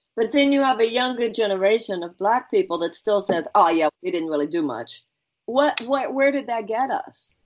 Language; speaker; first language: English; native; English